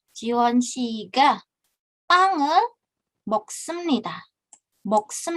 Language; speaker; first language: Korean; non-native, fluent; Indonesian